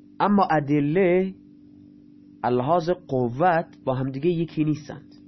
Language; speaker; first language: Persian; non-native, local second language; Baluchi